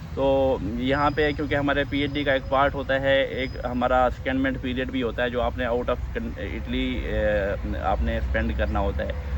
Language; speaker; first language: Urdu; non-native, local second language; Saraiki